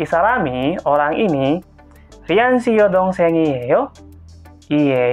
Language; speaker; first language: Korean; non-native, fluent; Indonesian